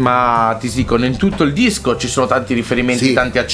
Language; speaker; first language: Italian; native; Italian